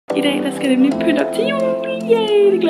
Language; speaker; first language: Danish; native; Danish